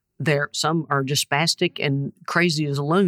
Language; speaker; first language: English; native; English